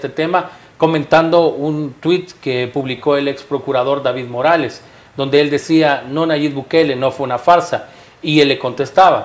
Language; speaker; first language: Spanish; native; Spanish